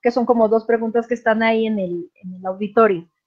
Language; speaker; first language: Spanish; native; Spanish